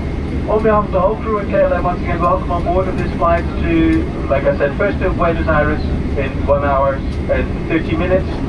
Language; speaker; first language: English; non-native, fluent; Dutch